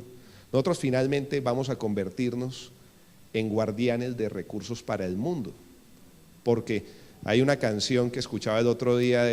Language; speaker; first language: Spanish; native; Spanish